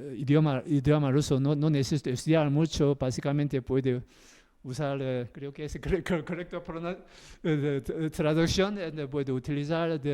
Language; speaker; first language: Spanish; non-native, learner; Korean